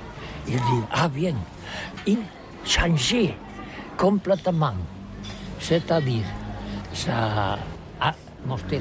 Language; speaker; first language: French; non-native, learner; Catalan